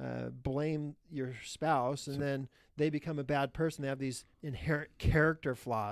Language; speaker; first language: English; native; English